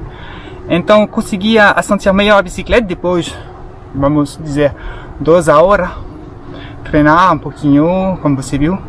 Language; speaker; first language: Portuguese; non-native, learner; French